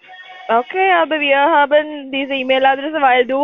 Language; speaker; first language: German; non-native, learner; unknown